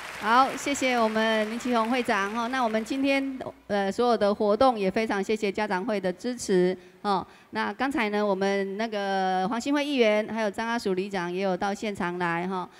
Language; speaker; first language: Chinese; native; Chinese